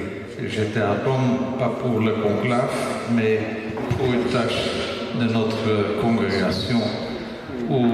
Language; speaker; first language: French; non-native, local second language; Dutch